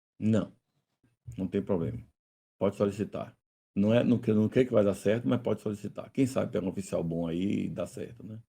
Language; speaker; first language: Portuguese; native; Portuguese